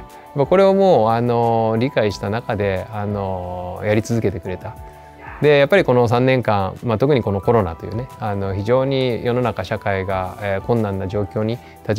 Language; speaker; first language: Japanese; native; Japanese